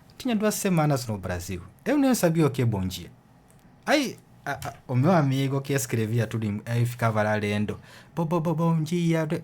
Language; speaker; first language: Portuguese; non-native, fluent; Ganda